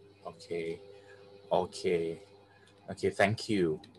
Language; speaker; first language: English; non-native, fluent; Thai